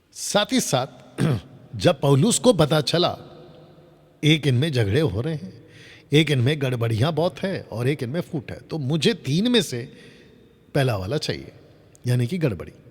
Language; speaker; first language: Hindi; non-native, local second language; Telugu